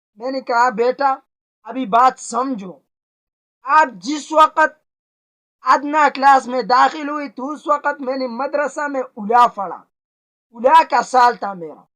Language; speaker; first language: Urdu; non-native, local second language; Pashto